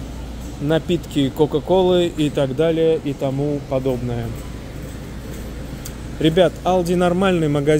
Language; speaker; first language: Russian; native; Russian